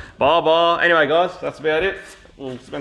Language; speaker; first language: English; native; English